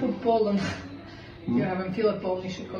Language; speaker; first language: German; non-native, learner; Slovak